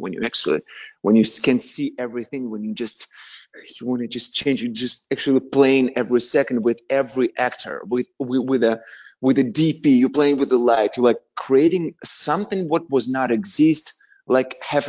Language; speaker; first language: English; non-native, fluent; Russian